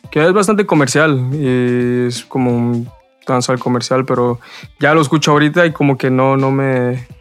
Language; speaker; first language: Spanish; early bilingual, heritage; Spanish